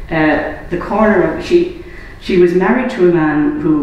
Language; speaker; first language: English; native; English